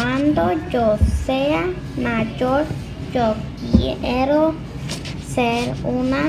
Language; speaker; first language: Spanish; non-native, learner; English